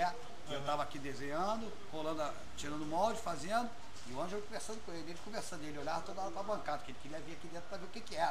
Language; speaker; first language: Portuguese; native; Portuguese